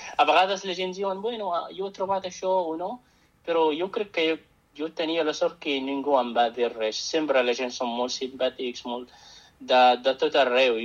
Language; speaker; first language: Catalan; non-native, fluent; Arabic